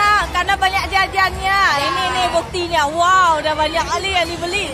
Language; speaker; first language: Indonesian; native; Indonesian